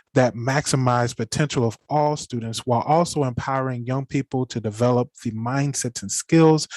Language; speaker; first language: English; native; English